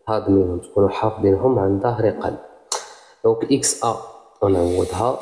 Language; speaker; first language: French; non-native, local second language; Arabic